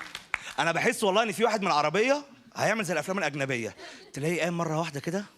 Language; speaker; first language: Arabic; native; Arabic